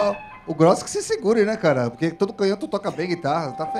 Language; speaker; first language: Portuguese; native; Portuguese